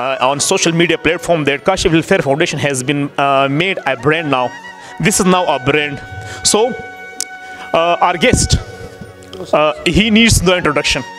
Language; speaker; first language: English; non-native, local second language; Pashto